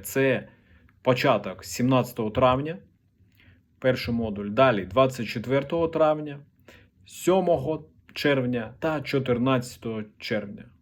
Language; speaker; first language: Ukrainian; non-native, local second language; Russian